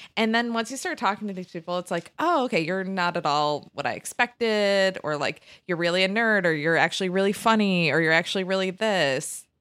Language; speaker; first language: English; native; English